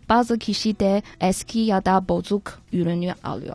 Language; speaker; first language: Turkish; non-native, fluent; Chinese